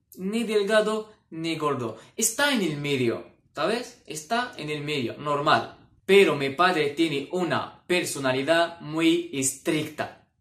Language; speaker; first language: Spanish; non-native, fluent; Arabic